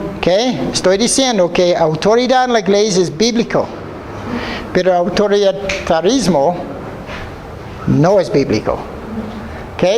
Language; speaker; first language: Spanish; non-native, fluent; English